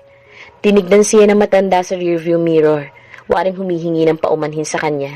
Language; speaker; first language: Filipino; native; Filipino